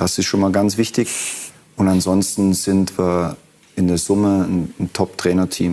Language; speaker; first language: German; native; German